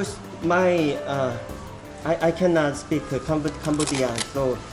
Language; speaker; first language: English; non-native, learner; Korean